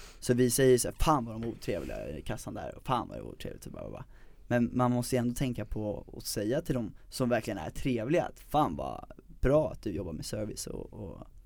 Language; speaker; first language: Swedish; native; Swedish